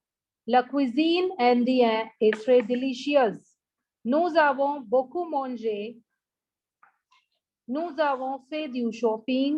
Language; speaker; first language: French; non-native, fluent; Hindi